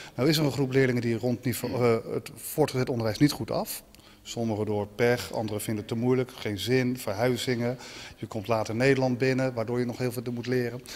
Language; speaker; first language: Dutch; native; Dutch